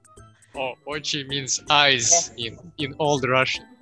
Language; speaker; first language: English; non-native, fluent; Russian